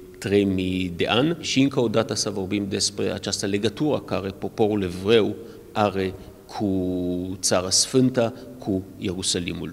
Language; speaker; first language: Romanian; early bilingual, heritage; Romanian